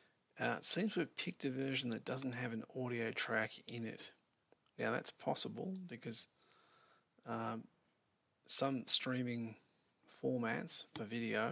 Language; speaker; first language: English; native; English